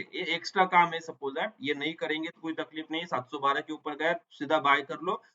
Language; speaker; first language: Hindi; non-native, local second language; Marathi